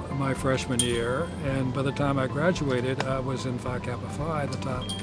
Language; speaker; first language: English; native; English